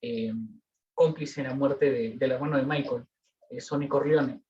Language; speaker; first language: Spanish; native; Spanish